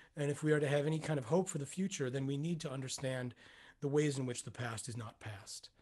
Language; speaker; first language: English; native; English